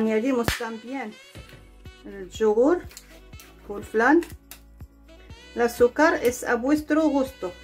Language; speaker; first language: Spanish; non-native, fluent; Arabic